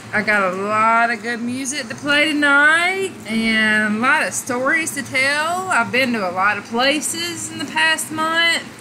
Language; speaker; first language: English; native; English